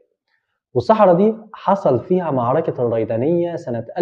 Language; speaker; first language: Arabic; native; Arabic